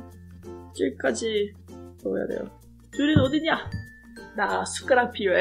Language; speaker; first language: Korean; non-native, fluent; English